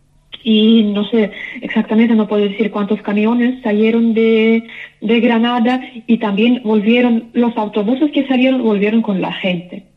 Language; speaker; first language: Spanish; non-native, fluent; Ukrainian